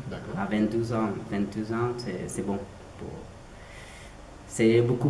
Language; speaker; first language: French; non-native, learner; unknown